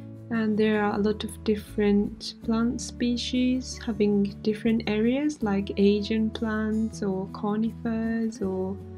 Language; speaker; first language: English; non-native, fluent; Japanese